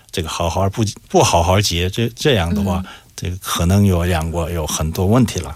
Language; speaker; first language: Chinese; non-native, fluent; Korean